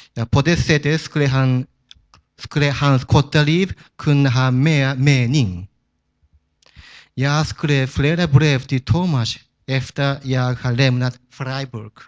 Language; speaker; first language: Swedish; non-native, fluent; Japanese